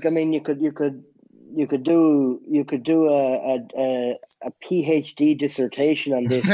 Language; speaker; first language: English; native; English